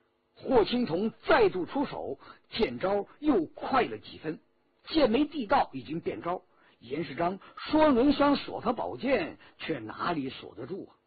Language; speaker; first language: Chinese; native; Chinese